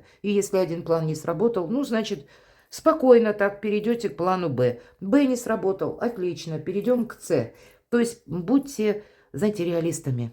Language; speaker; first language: Russian; native; Russian